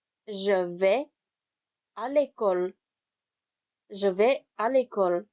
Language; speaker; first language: French; non-native, fluent; Armenian